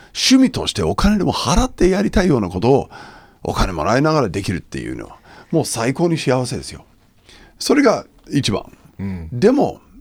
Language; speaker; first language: Japanese; non-native, fluent; English